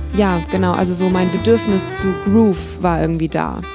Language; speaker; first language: German; native; German